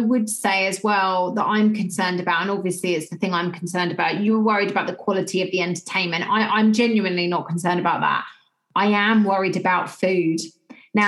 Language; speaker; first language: English; native; English